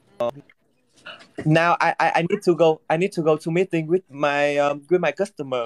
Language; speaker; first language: English; non-native, learner; Vietnamese